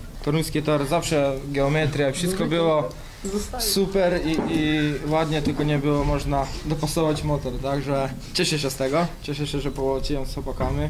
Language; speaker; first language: Polish; non-native, fluent; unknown